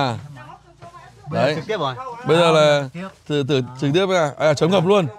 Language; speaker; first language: Vietnamese; native; Vietnamese